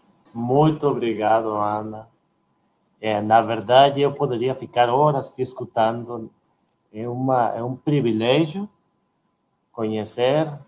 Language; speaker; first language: Portuguese; non-native, learner; Spanish